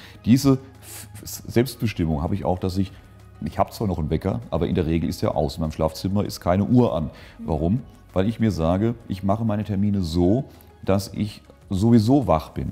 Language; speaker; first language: German; native; German